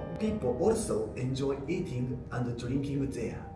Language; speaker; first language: English; non-native, learner; Japanese